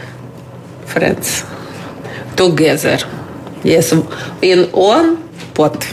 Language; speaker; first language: English; non-native, learner; Russian